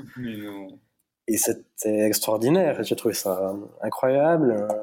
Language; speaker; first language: French; native; French